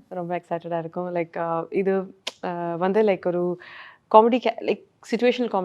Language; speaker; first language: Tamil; non-native, learner; Malayalam